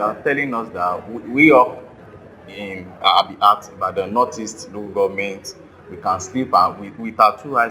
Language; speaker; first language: English; non-native, local second language; Yoruba